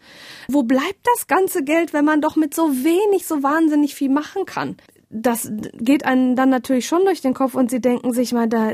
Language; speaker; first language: German; native; German